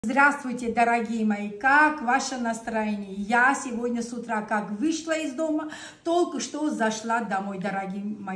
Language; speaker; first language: Russian; non-native, local second language; Armenian